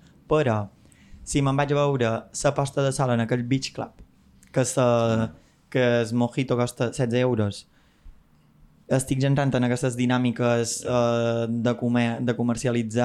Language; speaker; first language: Catalan; native; Catalan